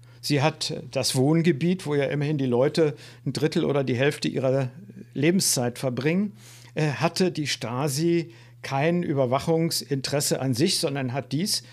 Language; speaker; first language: German; native; German